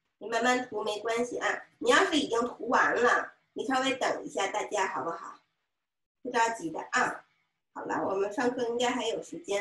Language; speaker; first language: Chinese; native; Chinese